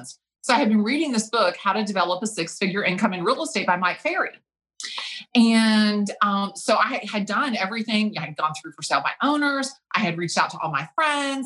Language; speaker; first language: English; native; English